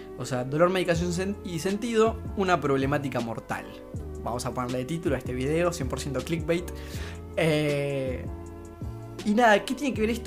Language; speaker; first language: Spanish; native; Spanish